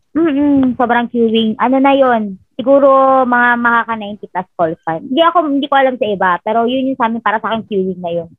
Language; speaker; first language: Filipino; non-native, local second language; Bikol